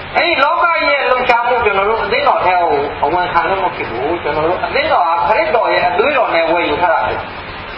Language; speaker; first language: Burmese; non-native, local second language; Hakha Chin